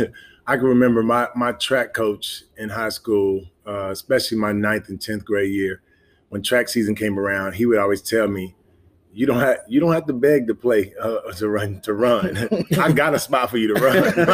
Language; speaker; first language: English; native; English